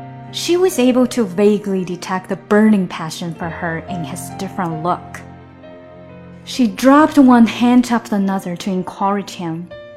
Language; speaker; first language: English; non-native, fluent; Chinese